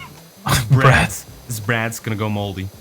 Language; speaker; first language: English; non-native, fluent; Norwegian